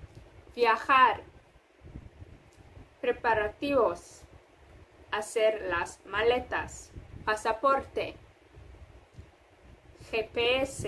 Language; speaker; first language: Spanish; non-native, fluent; English